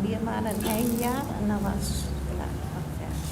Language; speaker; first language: German; early bilingual, heritage; German